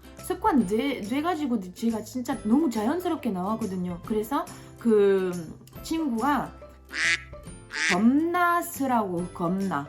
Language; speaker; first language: Korean; non-native, fluent; French